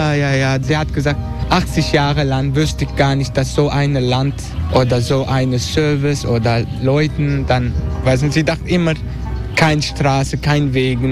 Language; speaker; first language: German; non-native, learner; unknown